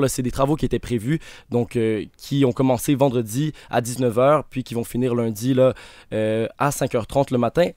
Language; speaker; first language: French; native; French